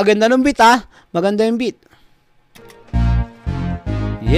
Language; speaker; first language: Filipino; native; Filipino